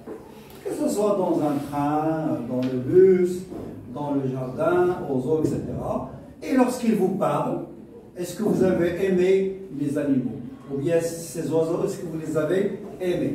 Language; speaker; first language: French; non-native, local second language; Arabic